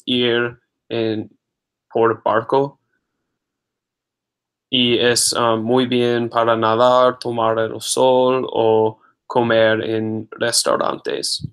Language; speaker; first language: Spanish; non-native, learner; English